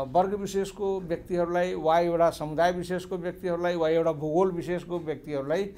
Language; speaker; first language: Nepali; non-native, local second language; Maithili